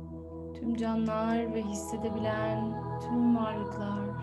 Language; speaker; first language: Turkish; native; Turkish